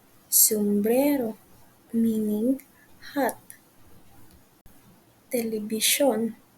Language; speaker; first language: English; non-native, local second language; Filipino